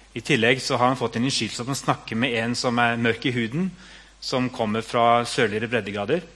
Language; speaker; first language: Norwegian; native; Norwegian